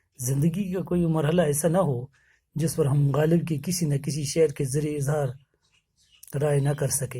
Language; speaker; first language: Urdu; non-native, local second language; Kashmiri